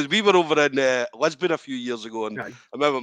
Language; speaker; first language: English; native; English